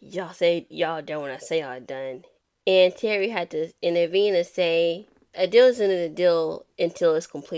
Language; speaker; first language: English; native; English